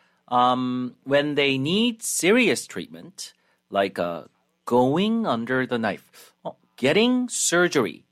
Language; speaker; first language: English; non-native, fluent; Korean